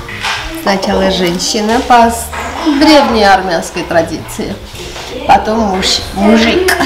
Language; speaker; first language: Russian; non-native, fluent; Armenian